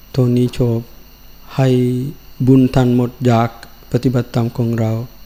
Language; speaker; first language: Thai; non-native, learner; Sinhala